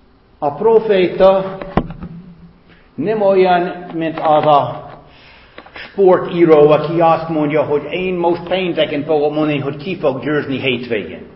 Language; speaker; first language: Hungarian; non-native, fluent; English